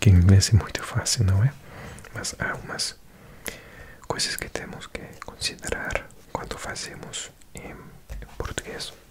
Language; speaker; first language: Portuguese; non-native, learner; English